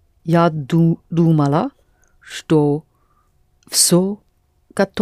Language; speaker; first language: Russian; non-native, learner; English